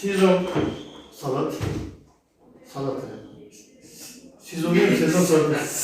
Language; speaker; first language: Turkish; native; Turkish